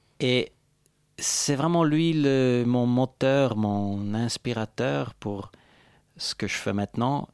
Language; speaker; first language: French; non-native, local second language; Italian